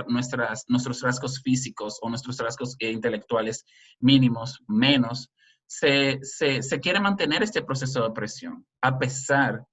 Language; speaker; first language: Spanish; native; Spanish